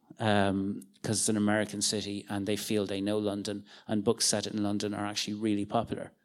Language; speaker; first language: English; native; English